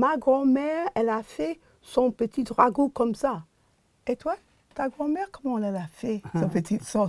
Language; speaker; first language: French; non-native, fluent; English